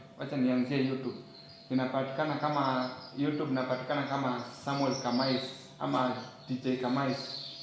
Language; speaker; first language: Swahili; non-native, local second language; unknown